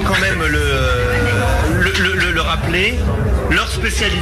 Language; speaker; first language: French; native; French